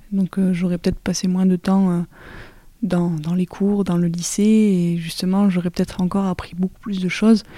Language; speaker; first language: French; native; French